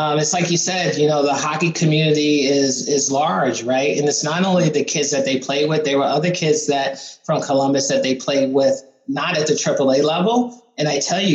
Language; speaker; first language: English; native; English